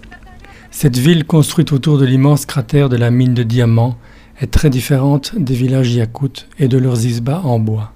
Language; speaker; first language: French; native; French